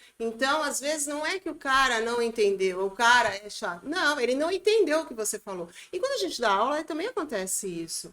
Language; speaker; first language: Portuguese; native; Portuguese